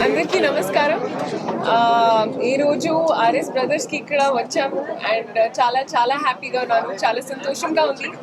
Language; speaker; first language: Telugu; non-native, fluent; Hindi